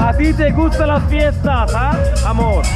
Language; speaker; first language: Spanish; non-native, learner; Swedish